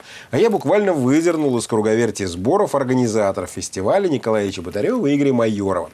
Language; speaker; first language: Russian; native; Russian